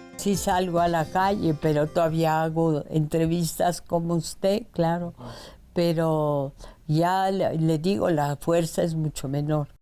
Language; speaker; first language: Spanish; early bilingual, other home language; French